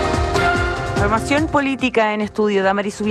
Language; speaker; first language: Spanish; native; Spanish